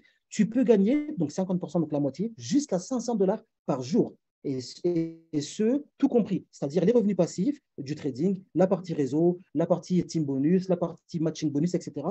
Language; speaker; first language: French; native; French